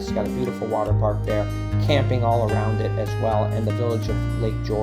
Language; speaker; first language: English; native; English